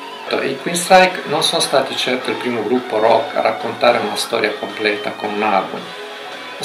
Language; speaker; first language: Italian; native; Italian